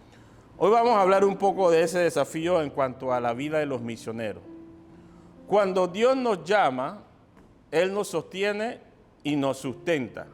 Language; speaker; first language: Spanish; native; Spanish